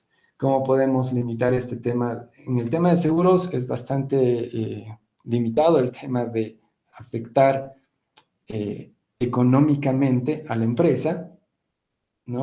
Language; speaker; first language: Spanish; native; Spanish